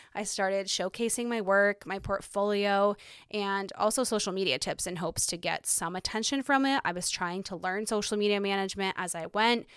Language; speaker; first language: English; early bilingual, other home language; Ukrainian